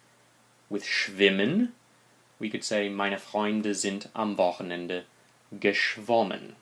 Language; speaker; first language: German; non-native, fluent; English